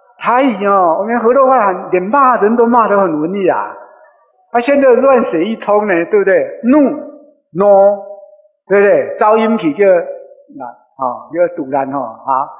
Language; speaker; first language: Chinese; non-native, local second language; Min Nan Chinese